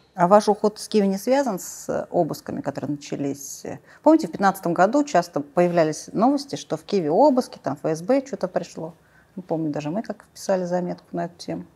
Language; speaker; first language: Russian; native; Russian